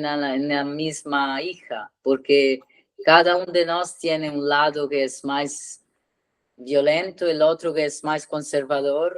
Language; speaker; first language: Spanish; non-native, learner; Italian